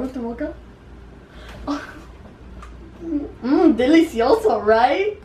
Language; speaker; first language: Spanish; early bilingual, heritage; Spanish